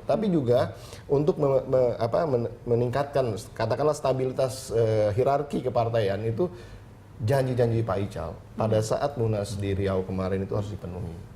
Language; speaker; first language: Indonesian; native; Indonesian